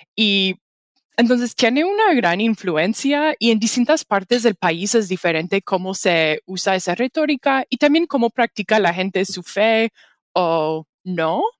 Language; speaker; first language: Spanish; non-native, fluent; English